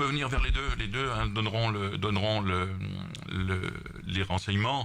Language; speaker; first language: French; native; French